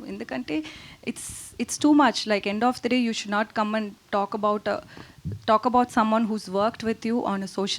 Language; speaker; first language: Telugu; non-native, learner; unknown